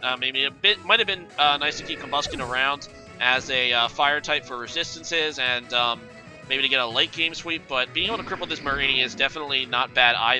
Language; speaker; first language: English; native; English